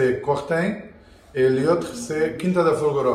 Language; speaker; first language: French; non-native, learner; Portuguese